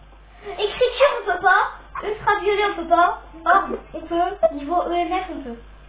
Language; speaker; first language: French; native; French